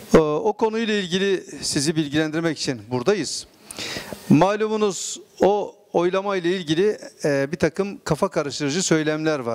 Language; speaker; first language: Turkish; native; Turkish